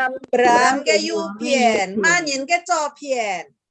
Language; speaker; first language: Chinese; early bilingual, heritage; Chinese